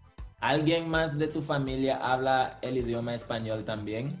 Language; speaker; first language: Spanish; non-native, local second language; English